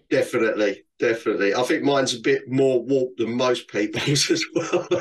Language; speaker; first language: English; native; English